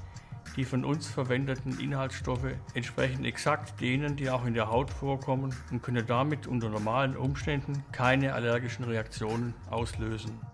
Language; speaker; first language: German; native; German